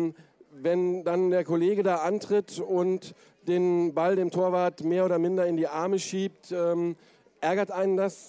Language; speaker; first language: German; native; German